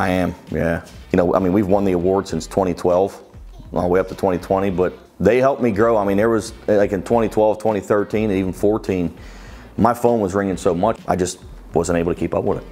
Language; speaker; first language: English; native; English